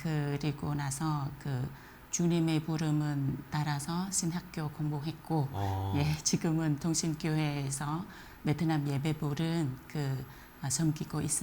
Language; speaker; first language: Korean; non-native, fluent; Vietnamese